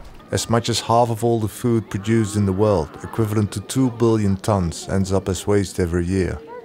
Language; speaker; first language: English; non-native, fluent; Dutch